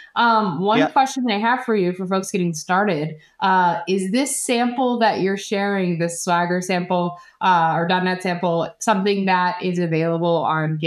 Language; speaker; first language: English; native; English